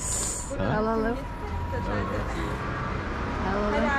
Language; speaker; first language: Turkish; non-native, learner; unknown